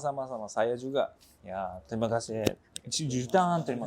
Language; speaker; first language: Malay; non-native, fluent; Japanese